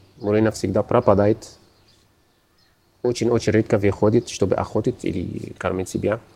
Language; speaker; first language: Russian; non-native, learner; Arabic